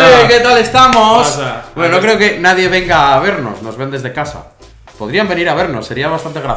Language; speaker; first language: Spanish; native; Spanish